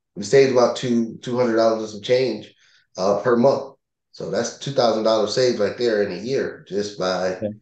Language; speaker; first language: English; native; English